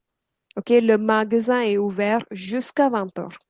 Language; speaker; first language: French; non-native, fluent; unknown